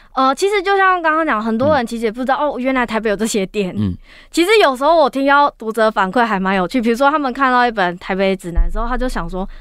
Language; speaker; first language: Chinese; native; Chinese